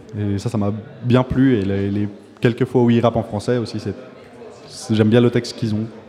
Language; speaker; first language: French; native; French